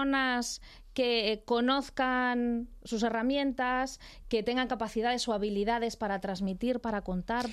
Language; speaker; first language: Spanish; native; Spanish